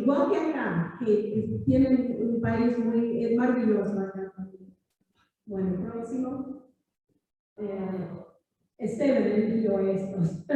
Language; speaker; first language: Spanish; non-native, fluent; English